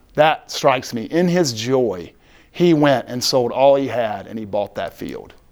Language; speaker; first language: English; native; English